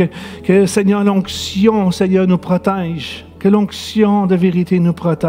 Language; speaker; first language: French; native; French